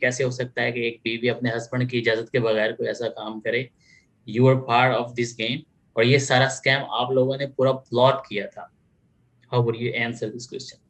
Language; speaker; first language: Urdu; native; Urdu